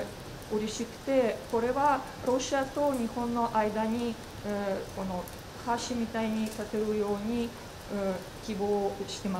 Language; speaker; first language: Japanese; non-native, fluent; Russian